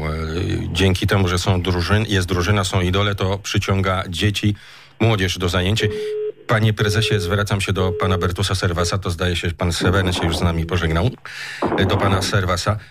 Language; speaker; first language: Polish; native; Polish